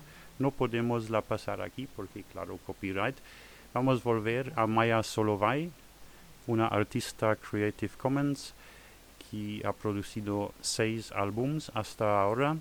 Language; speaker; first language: Spanish; non-native, learner; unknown